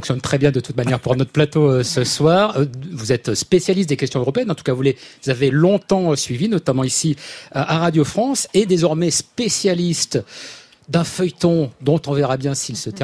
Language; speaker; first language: French; native; French